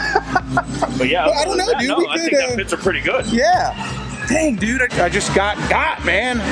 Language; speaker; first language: English; native; English